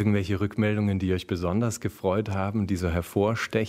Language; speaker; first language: German; native; German